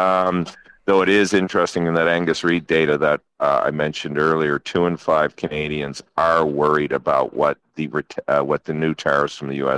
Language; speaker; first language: English; native; English